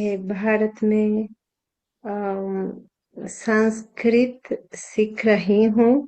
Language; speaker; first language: Hindi; non-native, learner; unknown